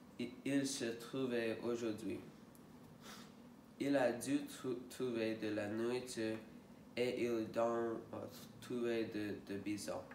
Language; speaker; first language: French; non-native, learner; English